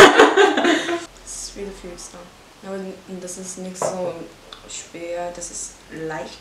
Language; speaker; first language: German; non-native, learner; Korean